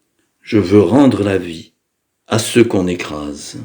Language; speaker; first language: French; native; French